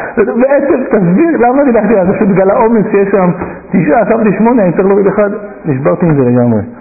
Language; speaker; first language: Hebrew; native; Hebrew